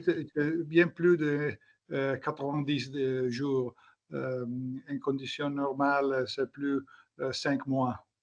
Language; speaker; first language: French; non-native, learner; Italian